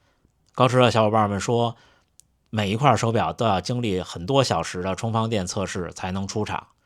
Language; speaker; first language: Chinese; native; Chinese